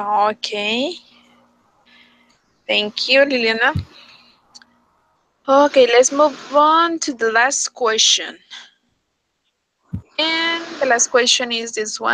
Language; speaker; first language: English; non-native, fluent; Spanish